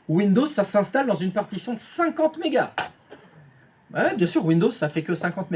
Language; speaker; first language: French; native; French